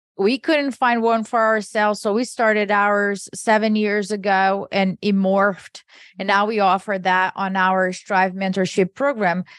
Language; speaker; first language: English; early bilingual, other home language; Portuguese